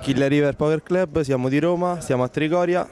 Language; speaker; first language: Italian; native; Italian